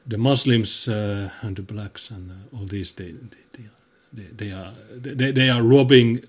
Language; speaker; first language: English; non-native, fluent; Finnish